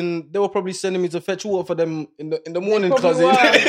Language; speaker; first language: English; non-native, local second language; Yoruba